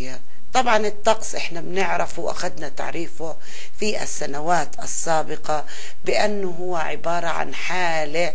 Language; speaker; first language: Arabic; native; Arabic